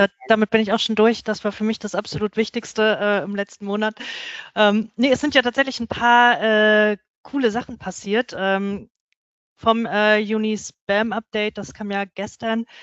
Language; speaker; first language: German; native; German